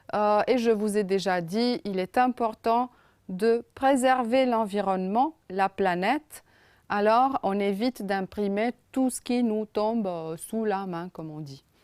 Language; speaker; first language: French; non-native, fluent; Romanian